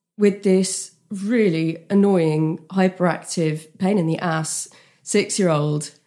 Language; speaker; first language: English; native; English